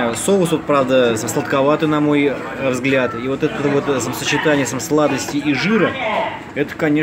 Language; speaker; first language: Russian; native; Russian